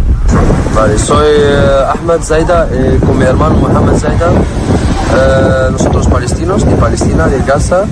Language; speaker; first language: Spanish; non-native, learner; Arabic